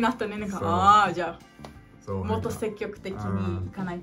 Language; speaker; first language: Japanese; non-native, learner; Portuguese